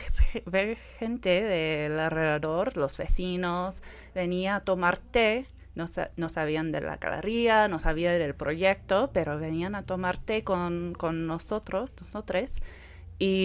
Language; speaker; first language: Spanish; non-native, fluent; Persian